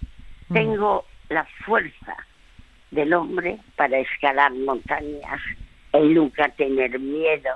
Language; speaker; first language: Spanish; early bilingual, other home language; French